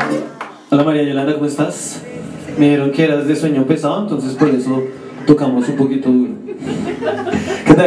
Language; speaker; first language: Spanish; native; Spanish